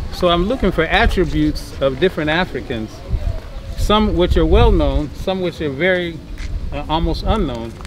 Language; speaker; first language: English; native; English